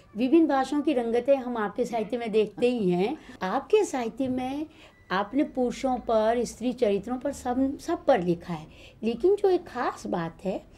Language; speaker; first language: Hindi; native; Hindi